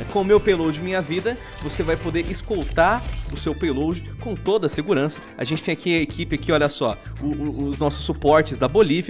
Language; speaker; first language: Portuguese; native; Portuguese